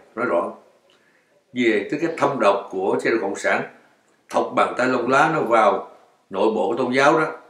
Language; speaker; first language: Vietnamese; native; Vietnamese